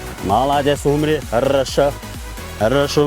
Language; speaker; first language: Russian; non-native, local second language; Kyrgyz